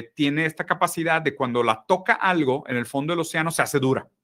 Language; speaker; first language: Spanish; early bilingual, other home language; Portuguese